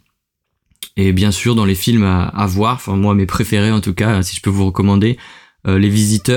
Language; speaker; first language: French; native; French